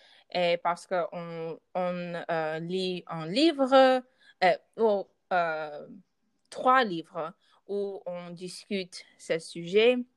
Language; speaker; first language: French; non-native, learner; Russian